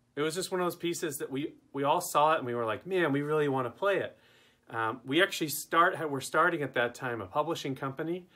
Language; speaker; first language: English; native; English